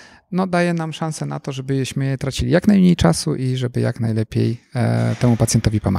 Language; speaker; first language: Polish; native; Polish